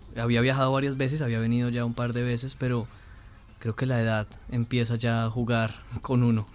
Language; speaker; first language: Spanish; native; Spanish